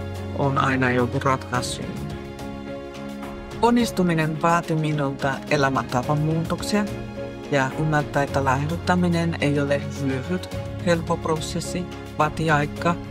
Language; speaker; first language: Finnish; non-native, fluent; Spanish